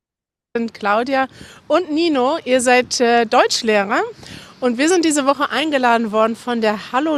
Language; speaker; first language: German; native; German